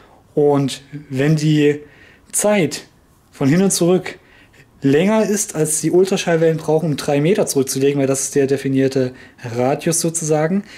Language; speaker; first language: German; native; German